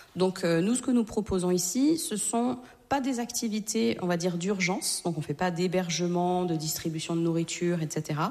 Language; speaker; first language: French; native; French